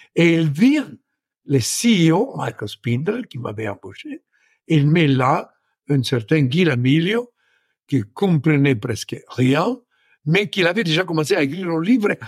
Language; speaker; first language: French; non-native, fluent; Italian